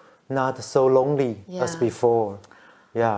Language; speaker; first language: English; non-native, fluent; Chinese